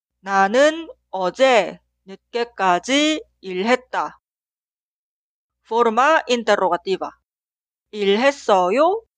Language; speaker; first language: Korean; non-native, fluent; Spanish